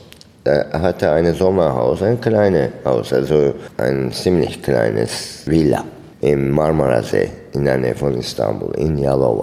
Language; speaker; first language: German; non-native, fluent; Turkish